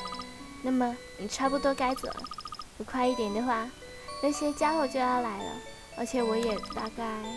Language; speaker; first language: Chinese; native; Chinese